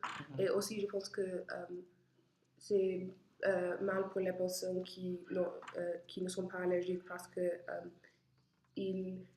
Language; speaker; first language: French; non-native, learner; English